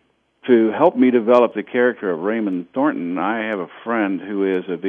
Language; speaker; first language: English; native; English